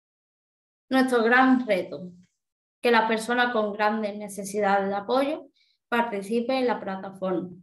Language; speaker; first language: Spanish; native; Spanish